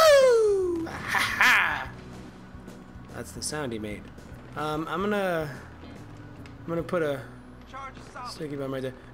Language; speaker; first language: English; native; English